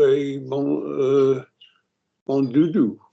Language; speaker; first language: French; non-native, learner; English